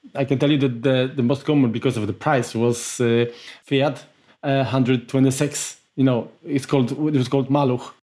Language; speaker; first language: English; non-native, fluent; Polish